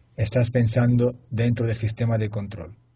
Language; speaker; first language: Spanish; non-native, fluent; Italian